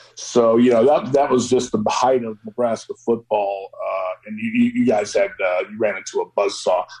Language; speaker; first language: English; native; English